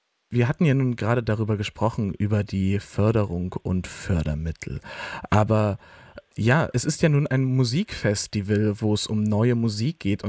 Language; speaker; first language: German; native; German